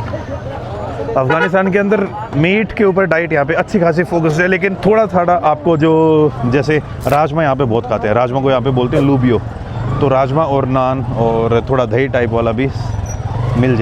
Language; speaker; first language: Hindi; native; Hindi